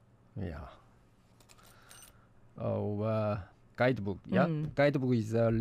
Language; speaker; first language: English; non-native, learner; Korean